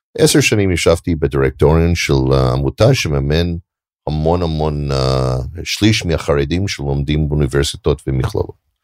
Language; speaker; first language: Hebrew; non-native, fluent; English